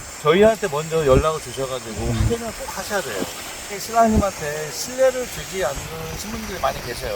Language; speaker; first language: Korean; native; Korean